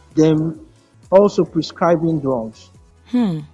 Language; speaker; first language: English; non-native, local second language; Yoruba